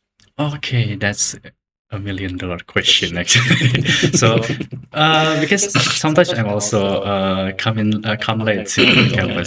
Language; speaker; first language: English; non-native, learner; Indonesian